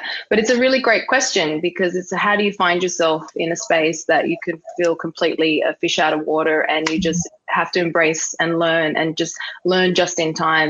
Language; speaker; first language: English; native; English